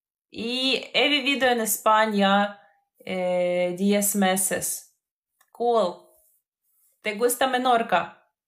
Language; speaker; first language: Spanish; non-native, learner; Ukrainian